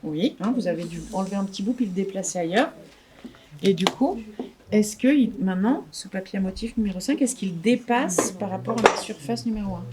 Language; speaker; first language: French; native; French